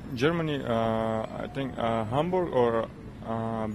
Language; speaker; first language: English; non-native, learner; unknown